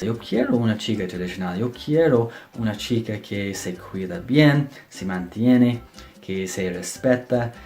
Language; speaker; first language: Spanish; non-native, fluent; English